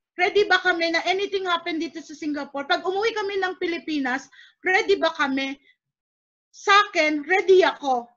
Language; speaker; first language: Filipino; native; Filipino